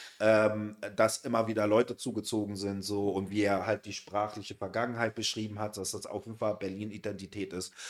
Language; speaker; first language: German; native; German